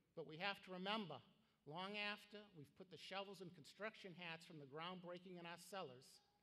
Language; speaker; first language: English; native; English